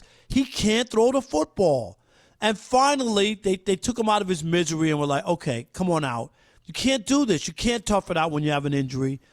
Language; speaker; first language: English; native; English